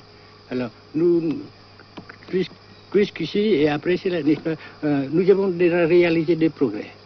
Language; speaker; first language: French; non-native, local second language; Vietnamese